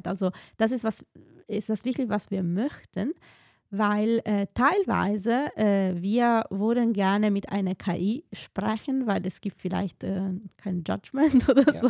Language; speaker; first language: German; non-native, fluent; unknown